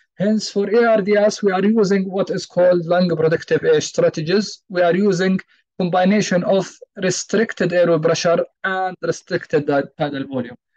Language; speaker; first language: English; non-native, fluent; Arabic